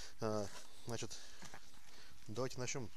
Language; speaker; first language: Russian; native; Russian